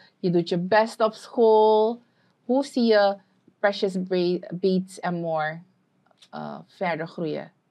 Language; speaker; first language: Dutch; native; Dutch